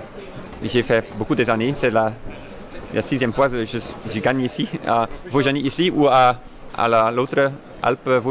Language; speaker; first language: French; non-native, fluent; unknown